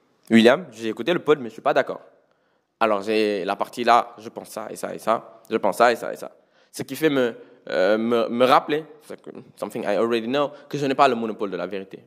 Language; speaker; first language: French; non-native, local second language; Wolof